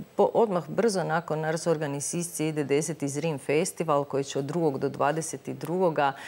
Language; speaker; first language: Croatian; native; Croatian